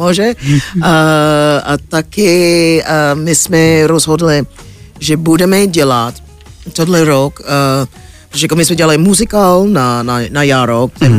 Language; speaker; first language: Czech; non-native, fluent; English